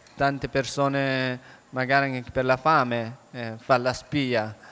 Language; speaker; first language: Italian; early bilingual, other home language; Persian